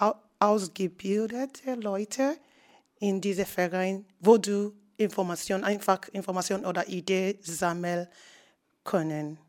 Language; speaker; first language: German; non-native, learner; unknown